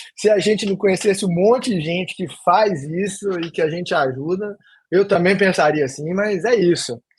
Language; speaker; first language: Portuguese; native; Portuguese